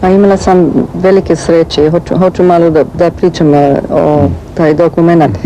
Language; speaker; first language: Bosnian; early bilingual, heritage; Bosnian